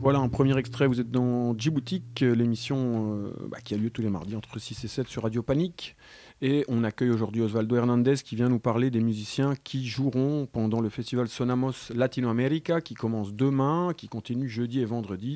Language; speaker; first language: French; native; French